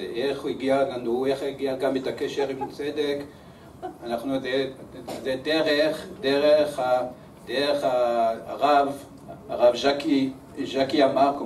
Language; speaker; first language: Hebrew; early bilingual, other home language; French